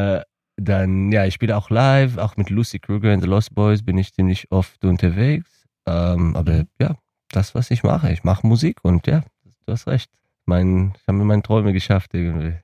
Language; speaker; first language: German; non-native, learner; Hebrew